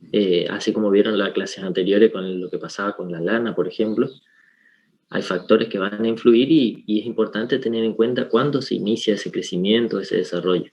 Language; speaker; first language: Spanish; native; Spanish